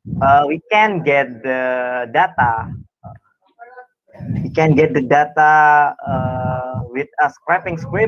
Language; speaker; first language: English; non-native, learner; Indonesian